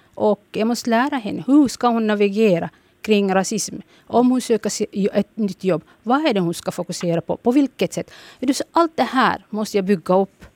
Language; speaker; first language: Swedish; early bilingual, other home language; Somali